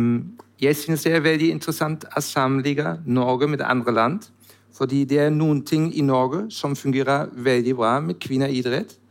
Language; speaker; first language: Norwegian; non-native, learner; German